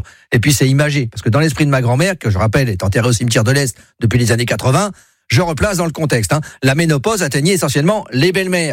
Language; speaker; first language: French; native; French